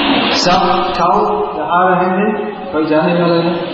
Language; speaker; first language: Hindi; non-native, learner; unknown